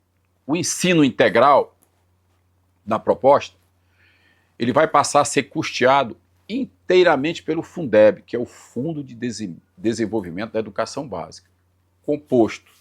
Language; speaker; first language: Portuguese; native; Portuguese